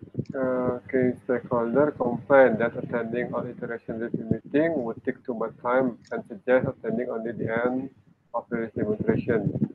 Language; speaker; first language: English; non-native, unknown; Indonesian